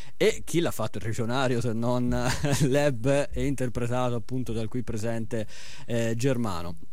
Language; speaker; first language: Italian; native; Italian